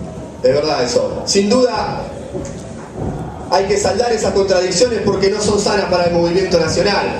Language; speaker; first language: Spanish; native; Spanish